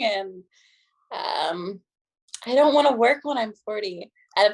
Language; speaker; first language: English; native; English